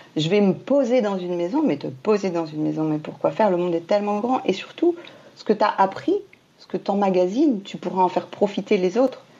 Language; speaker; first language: French; native; French